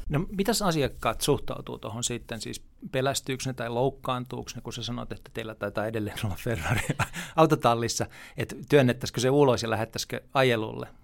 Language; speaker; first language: Finnish; native; Finnish